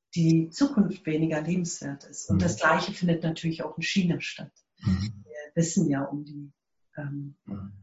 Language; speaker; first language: German; non-native, fluent; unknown